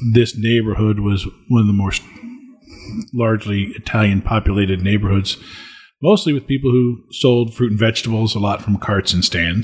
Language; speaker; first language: English; native; English